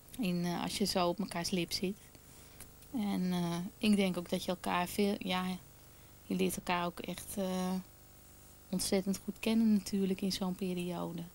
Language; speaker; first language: Dutch; native; Dutch